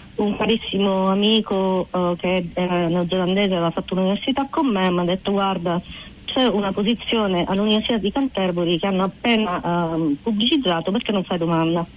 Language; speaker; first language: Italian; native; Italian